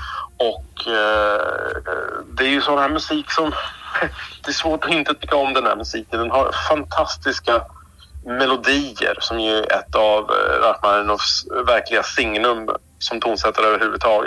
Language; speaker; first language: Swedish; native; Swedish